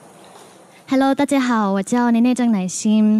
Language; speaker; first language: Chinese; non-native, learner; Thai